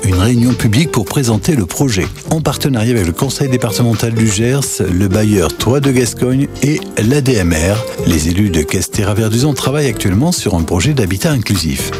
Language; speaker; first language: French; native; French